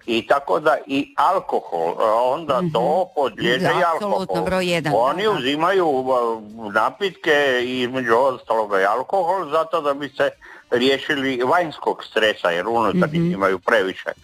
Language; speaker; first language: Serbian; native; Serbian